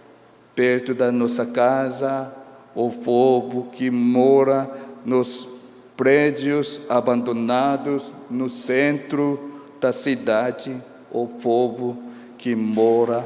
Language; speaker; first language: Portuguese; non-native, fluent; Korean